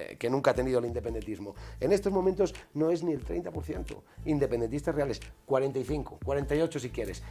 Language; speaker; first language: Spanish; native; Spanish